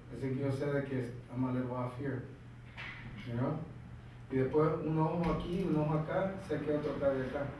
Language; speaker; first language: Spanish; early bilingual, heritage; Spanish